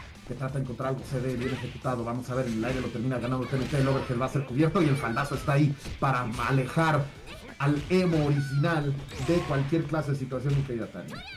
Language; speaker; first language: Spanish; native; Spanish